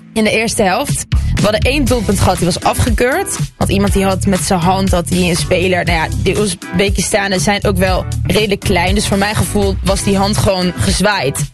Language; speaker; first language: Dutch; early bilingual, other home language; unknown